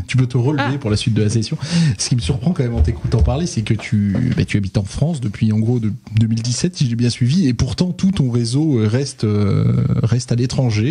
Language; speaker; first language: French; native; French